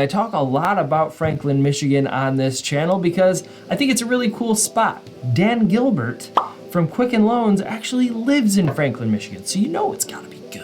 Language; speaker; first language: English; native; English